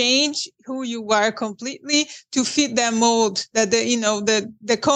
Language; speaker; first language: English; non-native, fluent; Portuguese